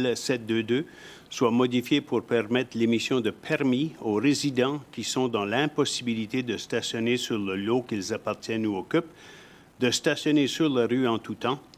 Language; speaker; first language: French; native; French